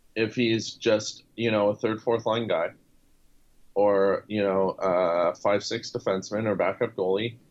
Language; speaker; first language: English; native; English